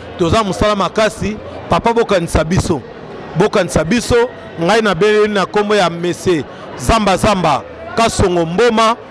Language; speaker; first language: Lingala; native; Lingala